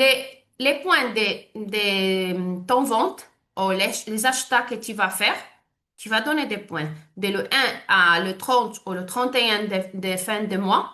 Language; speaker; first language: French; non-native, learner; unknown